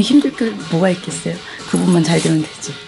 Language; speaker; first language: Korean; native; Korean